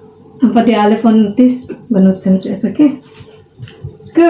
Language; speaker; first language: German; non-native, learner; Indonesian